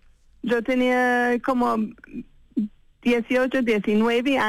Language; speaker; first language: Spanish; non-native, fluent; English